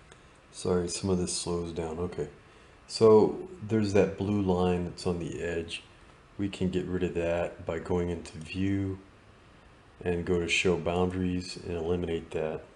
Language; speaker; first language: English; native; English